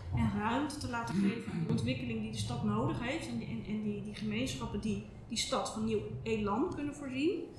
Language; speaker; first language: Dutch; native; Dutch